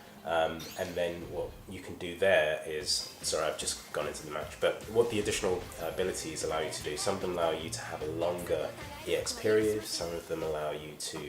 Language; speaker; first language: English; native; English